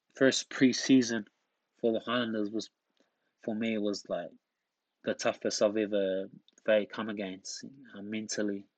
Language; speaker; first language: English; early bilingual, other home language; Tongan